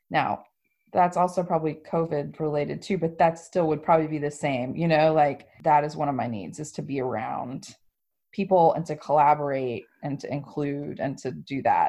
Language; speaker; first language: English; native; English